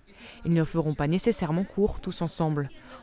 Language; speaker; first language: French; native; French